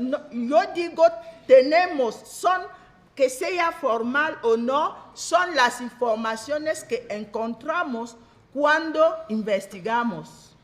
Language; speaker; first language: Spanish; non-native, fluent; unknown